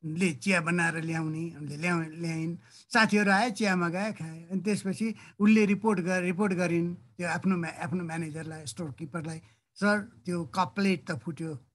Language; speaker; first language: Nepali; native; Nepali